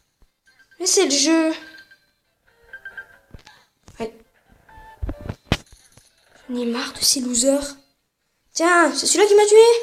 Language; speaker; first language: French; native; French